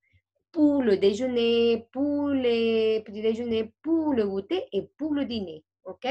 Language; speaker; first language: French; non-native, fluent; Spanish